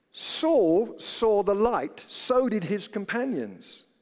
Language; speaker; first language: English; native; English